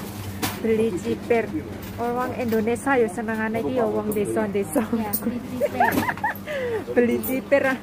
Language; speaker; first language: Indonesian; non-native, local second language; Javanese